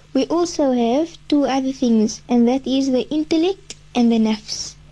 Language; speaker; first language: English; native; English